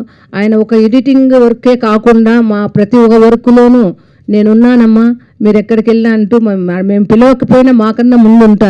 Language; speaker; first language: Telugu; native; Telugu